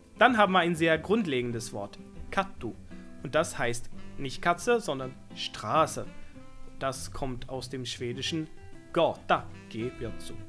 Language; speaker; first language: German; non-native, fluent; Swedish